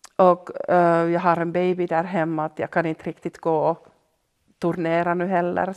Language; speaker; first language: Swedish; non-native, local second language; Finnish